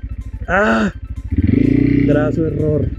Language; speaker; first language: Spanish; native; Spanish